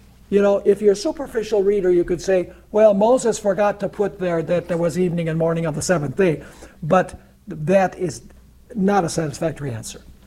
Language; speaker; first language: English; early bilingual, other home language; Spanish